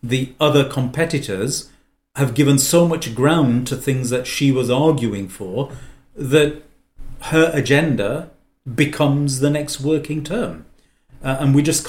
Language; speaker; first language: English; native; English